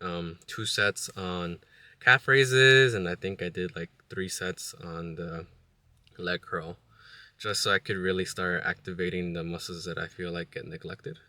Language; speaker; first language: English; native; English